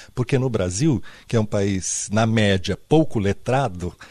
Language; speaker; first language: Portuguese; native; Portuguese